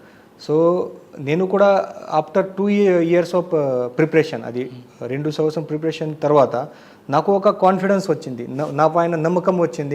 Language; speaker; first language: Telugu; non-native, fluent; Marathi